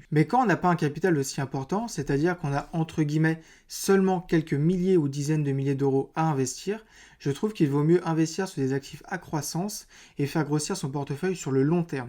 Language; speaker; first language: French; native; French